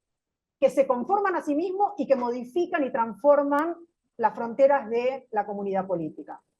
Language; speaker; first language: Spanish; native; Spanish